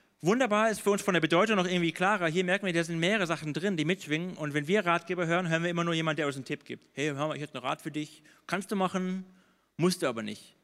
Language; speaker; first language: German; native; German